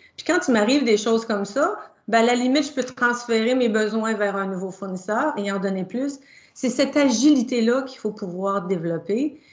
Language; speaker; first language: French; native; French